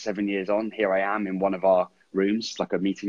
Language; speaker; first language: English; native; English